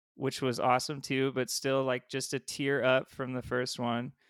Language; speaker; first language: English; native; English